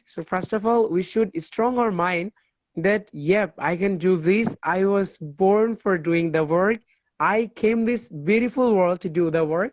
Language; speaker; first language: English; non-native, fluent; Bangla